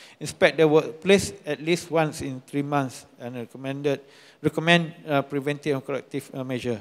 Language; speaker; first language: English; non-native, local second language; Malay